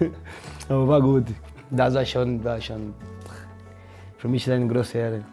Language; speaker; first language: German; non-native, learner; Portuguese